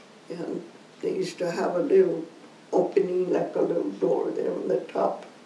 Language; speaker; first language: English; early bilingual, other home language; Spanish